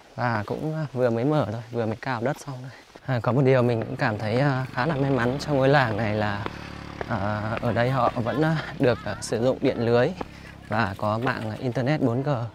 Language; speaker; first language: Vietnamese; native; Vietnamese